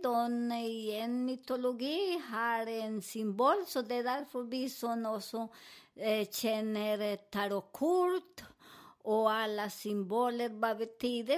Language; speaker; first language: Swedish; non-native, learner; Spanish